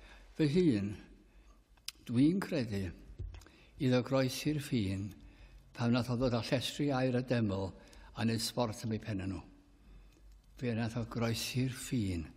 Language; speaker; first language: Welsh; native; Welsh